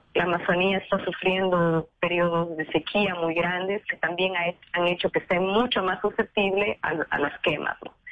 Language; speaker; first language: Spanish; native; Spanish